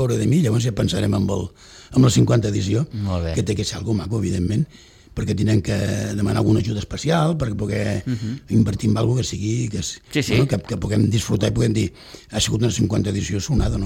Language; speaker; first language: Catalan; native; Catalan